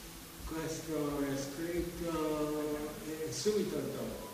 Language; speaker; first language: Italian; non-native, fluent; English